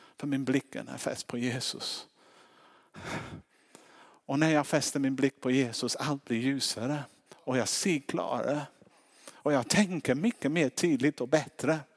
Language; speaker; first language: Swedish; non-native, fluent; English